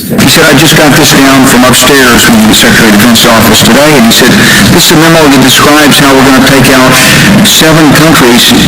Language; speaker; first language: English; native; English